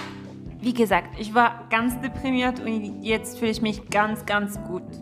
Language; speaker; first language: German; non-native, learner; Arabic